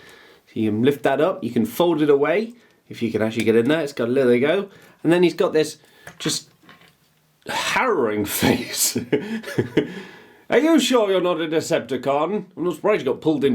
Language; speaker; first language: English; native; English